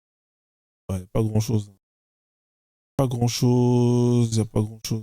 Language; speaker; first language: French; native; French